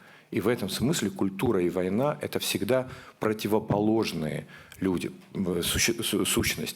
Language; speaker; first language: Russian; native; Russian